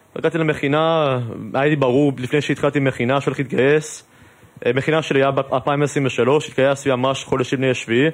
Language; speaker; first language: Hebrew; non-native, fluent; English